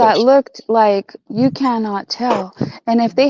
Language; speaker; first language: English; native; English